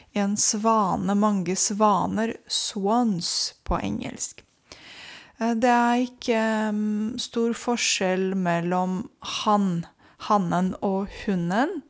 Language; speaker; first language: Norwegian; non-native, fluent; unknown